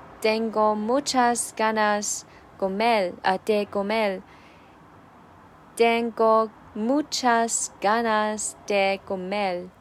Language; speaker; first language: Spanish; non-native, learner; Chinese